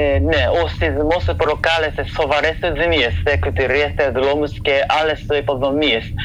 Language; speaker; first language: Greek; non-native, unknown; Japanese